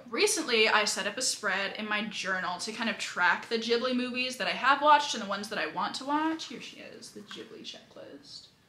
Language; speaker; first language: English; native; English